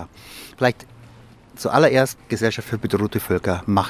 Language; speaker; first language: German; native; German